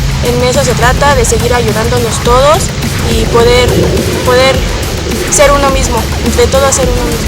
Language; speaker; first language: Spanish; native; Spanish